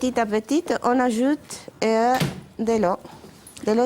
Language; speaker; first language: French; non-native, learner; Spanish